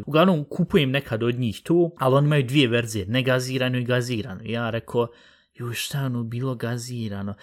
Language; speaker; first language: Bosnian; early bilingual, heritage; Bosnian